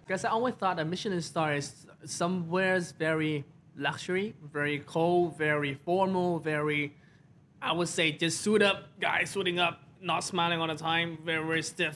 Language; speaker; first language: English; non-native, fluent; Vietnamese